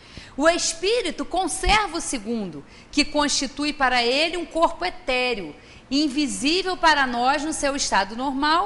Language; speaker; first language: Portuguese; native; Portuguese